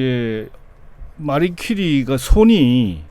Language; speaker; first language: Korean; native; Korean